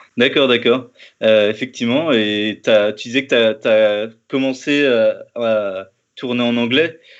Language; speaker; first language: French; native; French